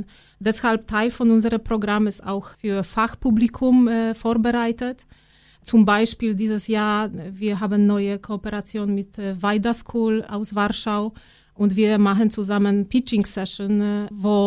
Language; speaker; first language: German; non-native, fluent; Polish